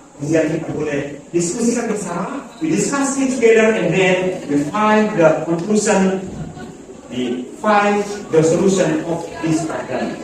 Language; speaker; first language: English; non-native, learner; Indonesian